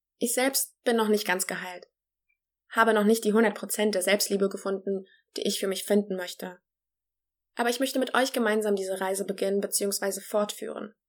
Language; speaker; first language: German; early bilingual, other home language; Polish